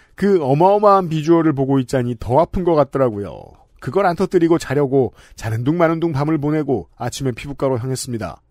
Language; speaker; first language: Korean; native; Korean